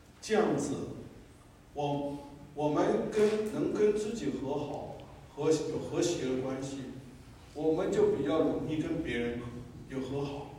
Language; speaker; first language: Chinese; non-native, local second language; Cantonese